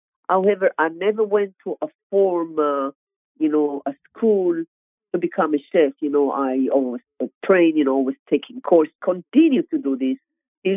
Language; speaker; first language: English; non-native, learner; Hebrew